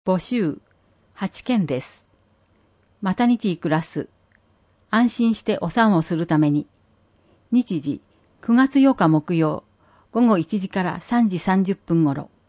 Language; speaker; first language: Japanese; native; Japanese